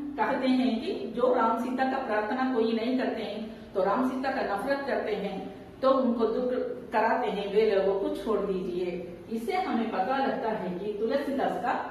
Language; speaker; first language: Hindi; non-native, local second language; Tamil